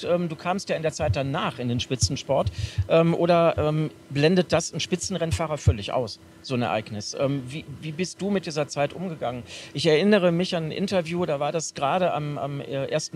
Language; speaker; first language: German; native; German